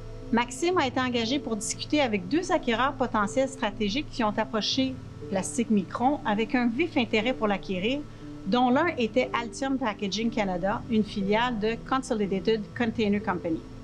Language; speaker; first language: French; native; French